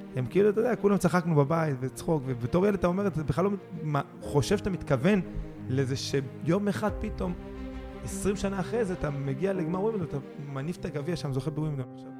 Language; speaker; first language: Hebrew; early bilingual, other home language; Spanish